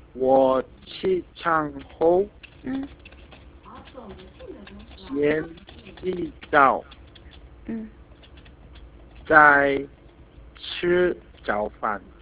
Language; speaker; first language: Chinese; non-native, learner; Korean